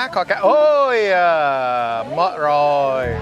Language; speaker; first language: Vietnamese; non-native, learner; English